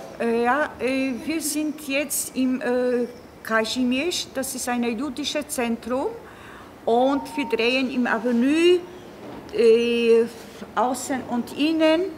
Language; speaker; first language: German; non-native, fluent; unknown